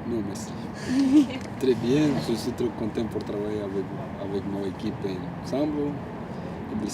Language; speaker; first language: French; non-native, learner; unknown